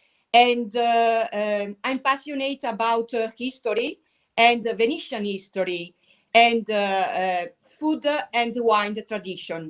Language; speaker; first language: English; non-native, learner; Italian